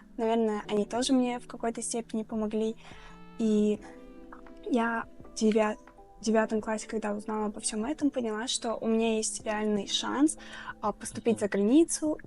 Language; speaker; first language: Russian; non-native, local second language; Tajik